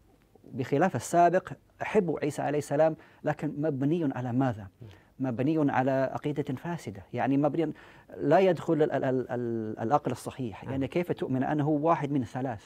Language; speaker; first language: Arabic; non-native, fluent; English